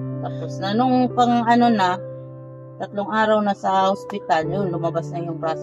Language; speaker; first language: Filipino; non-native, local second language; Bikol